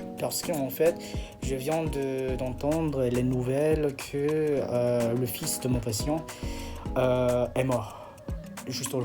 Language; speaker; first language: French; non-native, fluent; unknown